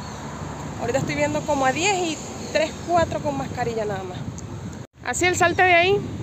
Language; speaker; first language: Spanish; native; Spanish